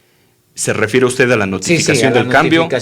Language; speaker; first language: Spanish; native; Spanish